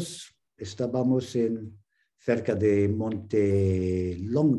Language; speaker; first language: Spanish; non-native, fluent; English